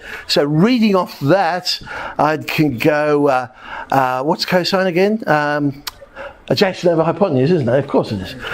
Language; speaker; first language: English; native; English